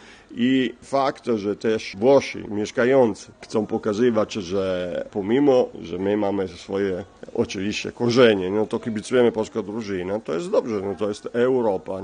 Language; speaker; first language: Polish; non-native, fluent; Italian